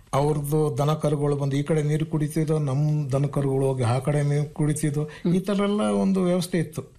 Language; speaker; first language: Kannada; non-native, local second language; Kodava